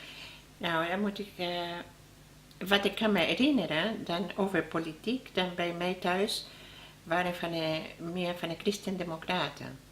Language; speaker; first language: Dutch; non-native, learner; Spanish